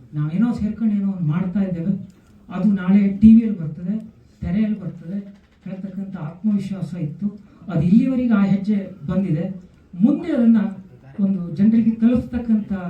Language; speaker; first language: Kannada; native; Kannada